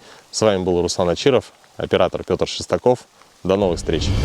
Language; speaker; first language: Russian; native; Russian